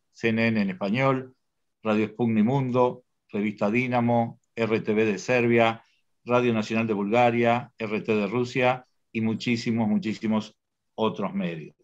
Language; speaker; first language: Spanish; native; Spanish